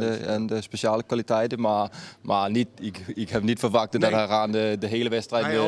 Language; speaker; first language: Dutch; non-native, fluent; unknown